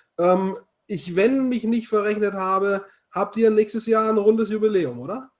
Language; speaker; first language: German; native; German